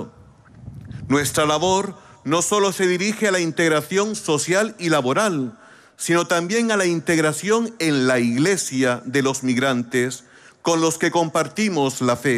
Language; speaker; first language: Spanish; native; Spanish